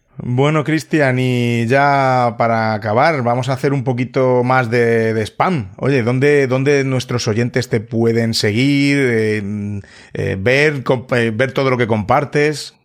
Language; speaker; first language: Spanish; native; Spanish